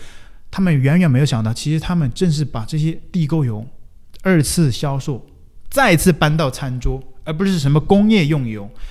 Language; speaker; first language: Chinese; native; Chinese